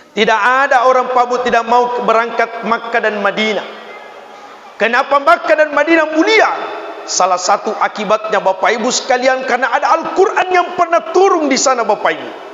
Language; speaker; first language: Malay; non-native, local second language; Buginese